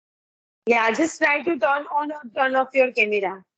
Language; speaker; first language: English; non-native, learner; Gujarati